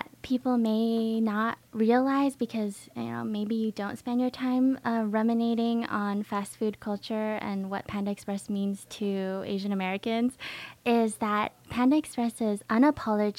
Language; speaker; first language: English; native; English